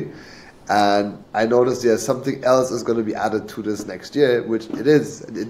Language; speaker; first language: English; native; English